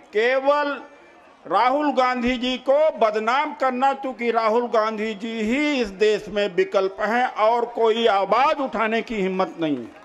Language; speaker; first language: Hindi; native; Hindi